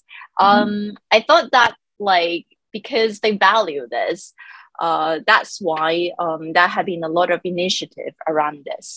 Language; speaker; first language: English; non-native, local second language; Cantonese